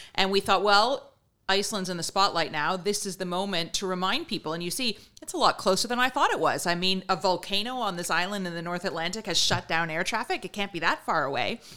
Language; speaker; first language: English; native; English